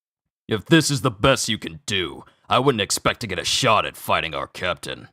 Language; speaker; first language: English; native; English